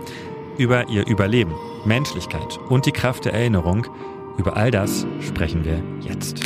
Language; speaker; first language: German; native; German